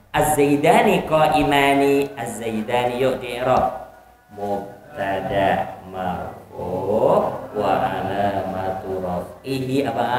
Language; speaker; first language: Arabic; non-native, fluent; Indonesian